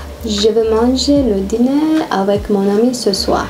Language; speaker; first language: French; non-native, learner; Turkish